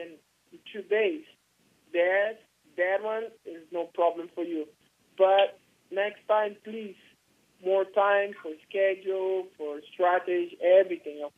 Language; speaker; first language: English; non-native, learner; Portuguese